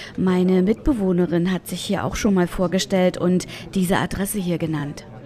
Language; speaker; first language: German; non-native, fluent; Bulgarian